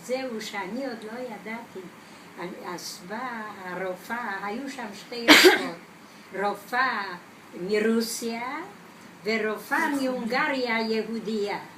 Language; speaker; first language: Hebrew; non-native, fluent; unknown